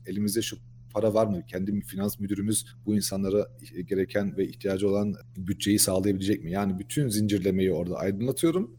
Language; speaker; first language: Turkish; early bilingual, heritage; Turkish